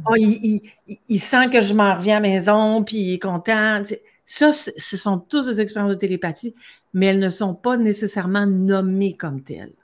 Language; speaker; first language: French; native; French